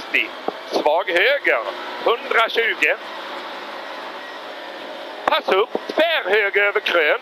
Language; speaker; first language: Swedish; native; Swedish